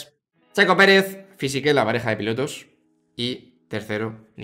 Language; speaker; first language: Spanish; native; Spanish